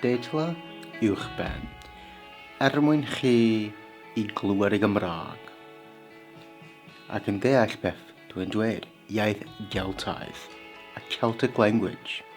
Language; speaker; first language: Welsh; non-native, fluent; English